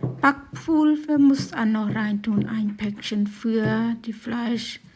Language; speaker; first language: German; non-native, learner; Thai